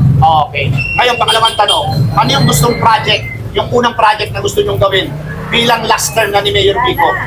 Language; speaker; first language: Filipino; native; Filipino